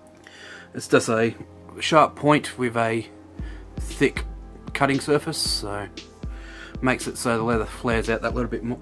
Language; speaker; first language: English; native; English